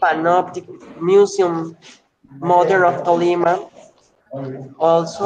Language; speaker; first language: English; non-native, learner; Spanish